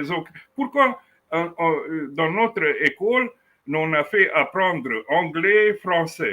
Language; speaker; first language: French; non-native, fluent; Romanian